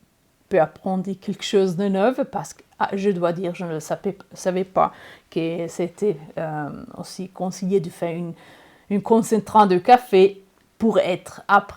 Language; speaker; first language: French; non-native, learner; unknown